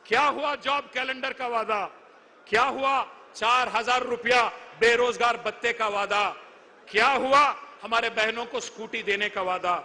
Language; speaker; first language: Hindi; non-native, local second language; Telugu